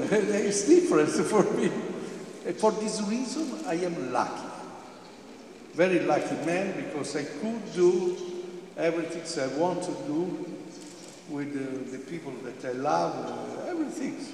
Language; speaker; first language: English; non-native, fluent; Italian